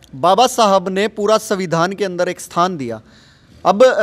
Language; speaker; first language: Hindi; native; Hindi